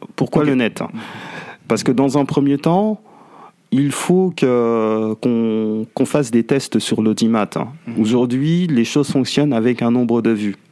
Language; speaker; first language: French; native; French